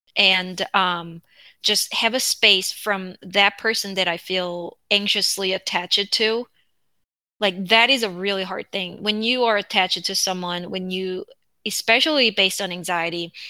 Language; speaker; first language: English; non-native, fluent; Korean